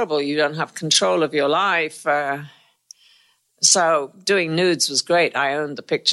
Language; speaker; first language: English; native; English